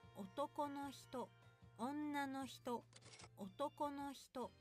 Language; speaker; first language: Japanese; non-native, learner; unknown